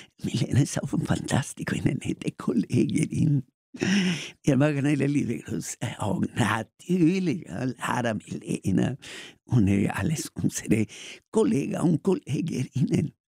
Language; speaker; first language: German; non-native, learner; Spanish